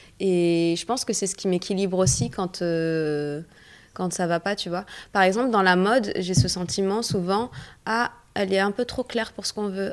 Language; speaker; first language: French; early bilingual, other home language; Arabic